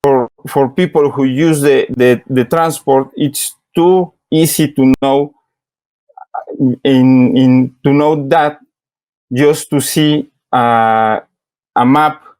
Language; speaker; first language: English; non-native, learner; Spanish